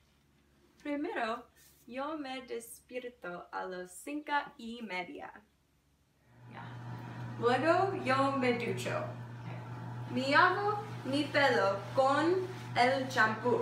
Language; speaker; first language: Spanish; non-native, learner; English